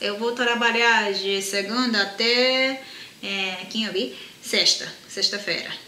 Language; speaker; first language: Portuguese; non-native, fluent; Japanese